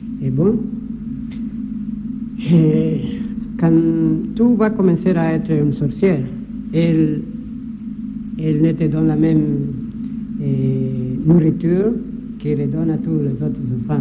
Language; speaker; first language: French; non-native, learner; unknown